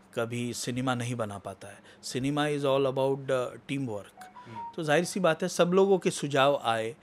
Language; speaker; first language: Hindi; non-native, local second language; Marathi